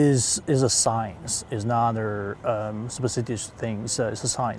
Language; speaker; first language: English; non-native, fluent; Chinese